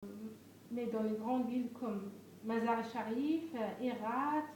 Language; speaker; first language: French; non-native, fluent; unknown